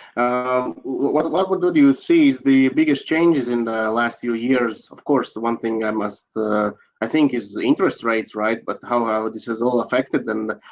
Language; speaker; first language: English; non-native, fluent; Latvian